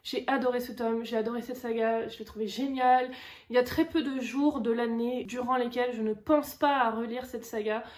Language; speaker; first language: French; native; French